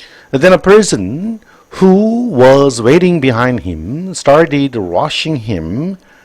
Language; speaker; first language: English; non-native, fluent; Korean